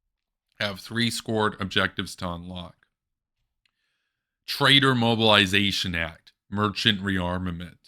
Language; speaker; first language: English; native; English